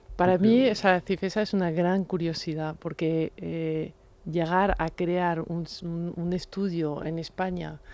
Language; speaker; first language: Spanish; non-native, fluent; French